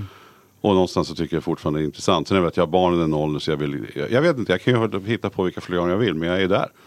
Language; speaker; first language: Swedish; native; Swedish